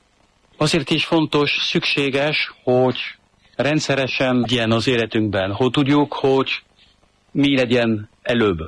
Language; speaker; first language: Hungarian; non-native, fluent; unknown